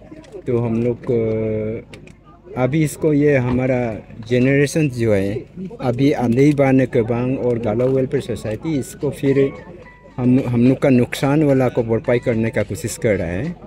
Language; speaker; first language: Hindi; non-native, local second language; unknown